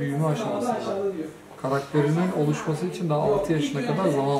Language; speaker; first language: Turkish; native; Turkish